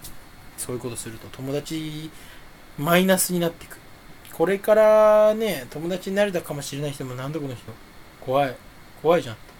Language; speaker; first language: Japanese; native; Japanese